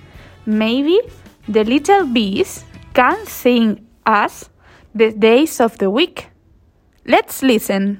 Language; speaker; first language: English; non-native, fluent; Spanish